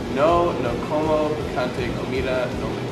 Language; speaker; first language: Spanish; non-native, learner; English